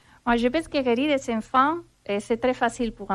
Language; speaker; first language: French; non-native, fluent; Spanish